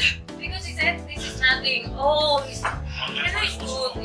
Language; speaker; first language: English; non-native, learner; Indonesian